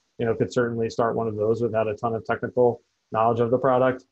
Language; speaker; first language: English; native; English